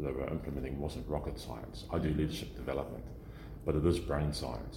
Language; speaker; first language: English; native; English